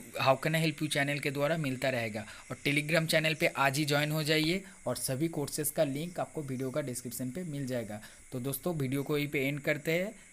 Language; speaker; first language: Hindi; non-native, local second language; Bangla